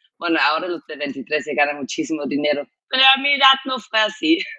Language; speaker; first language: Spanish; non-native, fluent; German